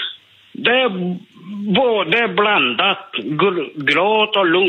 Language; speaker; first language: Swedish; non-native, learner; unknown